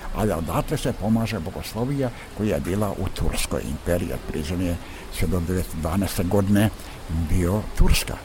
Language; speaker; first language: Serbian; native; Serbian